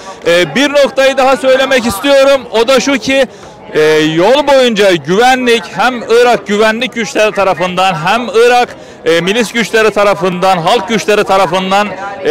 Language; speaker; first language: Turkish; native; Turkish